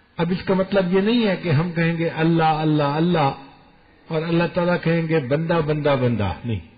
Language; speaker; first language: Urdu; non-native, local second language; Punjabi